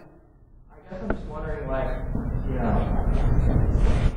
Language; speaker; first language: English; native; English